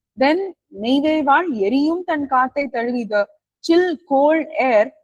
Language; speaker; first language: English; non-native, local second language; Tamil